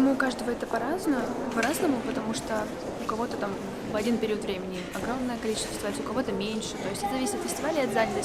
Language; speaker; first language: Russian; native; Russian